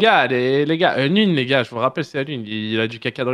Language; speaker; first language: French; native; French